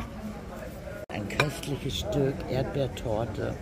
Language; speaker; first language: German; native; German